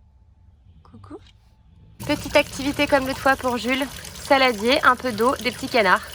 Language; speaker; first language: French; native; French